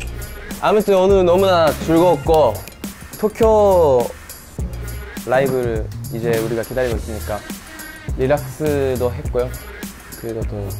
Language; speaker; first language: Korean; non-native, fluent; Japanese